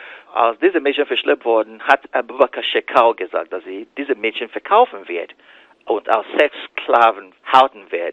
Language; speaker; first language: German; non-native, fluent; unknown